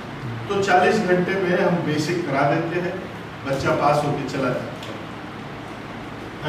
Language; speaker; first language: Hindi; native; Hindi